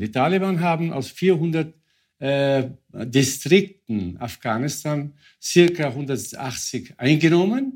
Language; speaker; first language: German; non-native, fluent; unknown